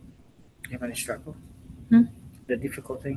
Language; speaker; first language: English; non-native, learner; Vietnamese